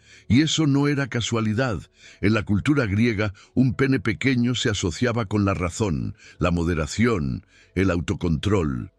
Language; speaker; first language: Spanish; native; Spanish